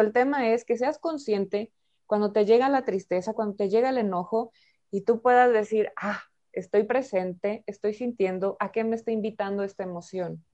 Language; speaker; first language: Spanish; native; Spanish